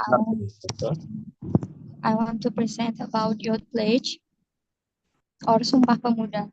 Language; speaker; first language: English; non-native, learner; Indonesian